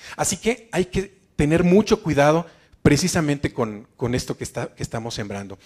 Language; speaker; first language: Spanish; native; Spanish